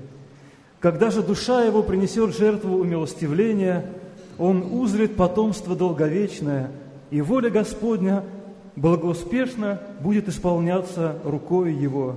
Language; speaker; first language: Russian; native; Russian